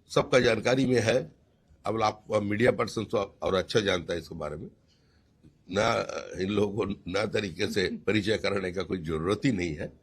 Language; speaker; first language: Hindi; non-native, local second language; Bangla